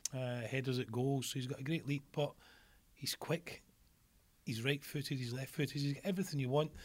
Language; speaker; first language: English; native; English